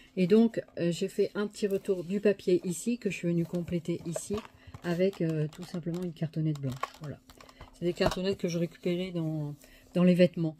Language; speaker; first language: French; native; French